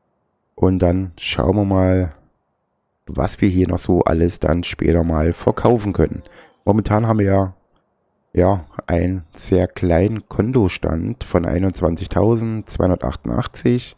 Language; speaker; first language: German; native; German